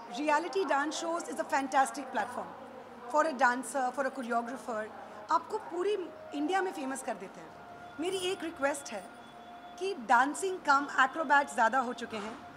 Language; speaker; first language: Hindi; native; Hindi